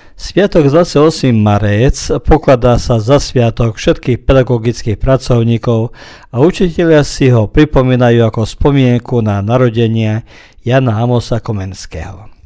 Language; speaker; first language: Slovak; early bilingual, heritage; Slovak